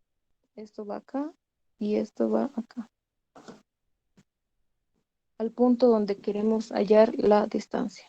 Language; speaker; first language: Spanish; native; Spanish